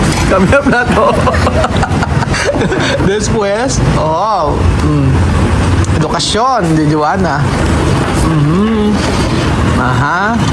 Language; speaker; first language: Spanish; non-native, learner; Filipino